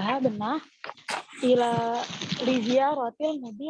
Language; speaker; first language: Arabic; non-native, learner; Indonesian